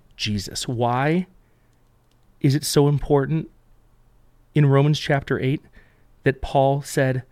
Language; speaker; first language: English; native; English